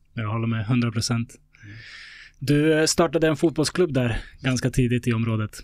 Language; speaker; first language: Swedish; early bilingual, other home language; Bosnian